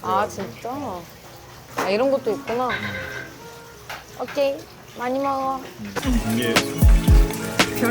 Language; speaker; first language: Korean; non-native, learner; Greek